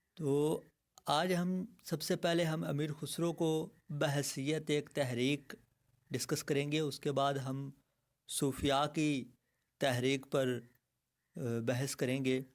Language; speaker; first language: Urdu; native; Urdu